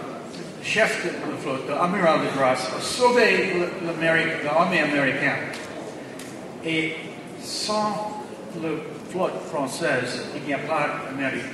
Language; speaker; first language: French; non-native, fluent; English